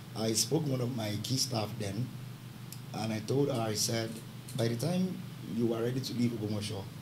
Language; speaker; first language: English; non-native, local second language; Yoruba